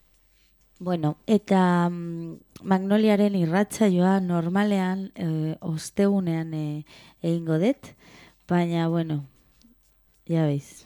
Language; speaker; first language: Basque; non-native, local second language; Spanish